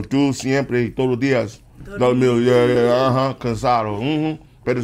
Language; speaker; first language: Spanish; non-native, learner; English